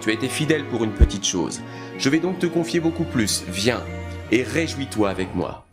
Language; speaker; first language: French; native; French